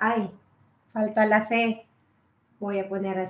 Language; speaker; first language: Spanish; non-native, learner; Filipino